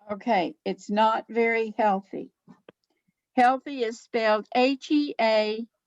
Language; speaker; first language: English; native; English